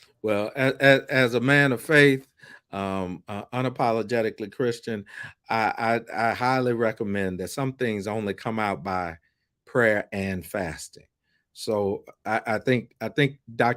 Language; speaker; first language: English; native; English